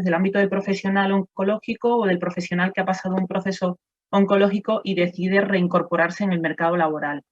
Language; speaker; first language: Spanish; native; Spanish